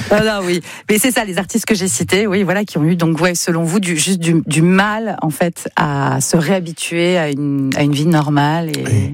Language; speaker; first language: French; native; French